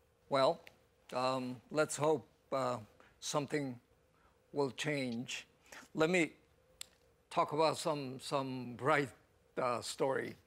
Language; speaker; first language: English; non-native, fluent; Korean